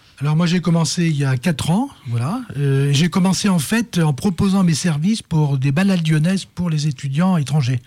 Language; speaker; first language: French; native; French